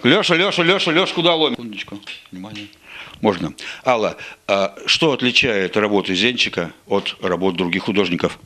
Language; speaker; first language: Russian; native; Russian